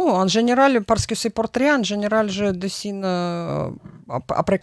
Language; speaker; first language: French; non-native, learner; Russian